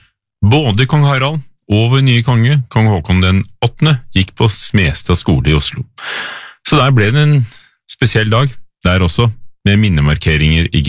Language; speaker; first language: Norwegian; native; Norwegian